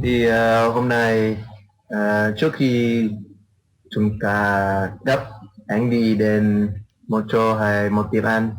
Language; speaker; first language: Vietnamese; non-native, learner; English